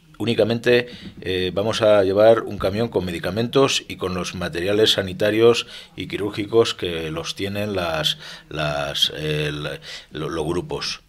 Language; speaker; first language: Spanish; native; Spanish